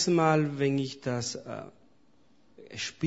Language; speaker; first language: German; non-native, fluent; Spanish